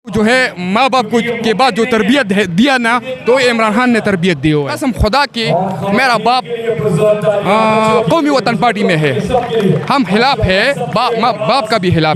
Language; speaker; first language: Hindi; non-native, local second language; Pashto